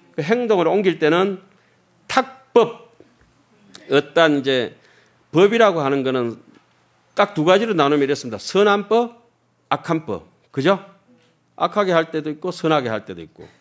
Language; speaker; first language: Korean; native; Korean